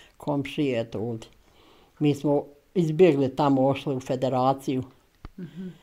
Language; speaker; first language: Bosnian; native; Bosnian